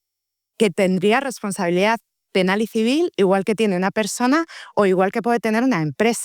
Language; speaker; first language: Spanish; native; Spanish